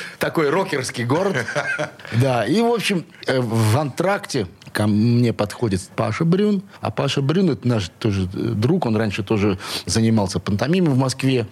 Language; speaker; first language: Russian; native; Russian